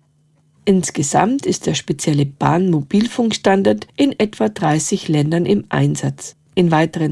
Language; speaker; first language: German; native; German